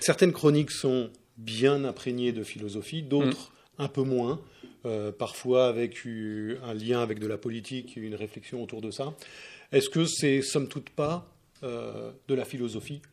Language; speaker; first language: French; native; French